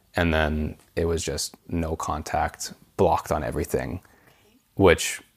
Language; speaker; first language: English; native; English